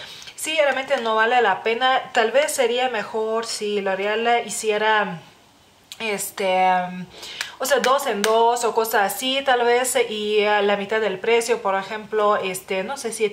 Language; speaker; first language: Spanish; non-native, fluent; Lithuanian